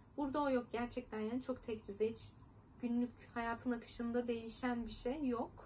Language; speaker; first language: Turkish; native; Turkish